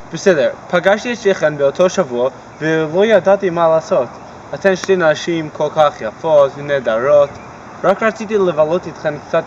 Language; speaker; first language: Hebrew; non-native, learner; English